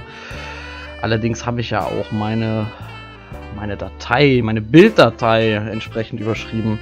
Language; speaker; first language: German; native; German